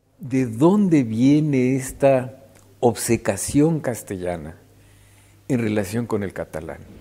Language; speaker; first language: Spanish; native; Spanish